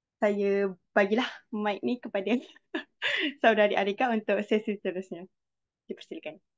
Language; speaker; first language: Malay; native; Malay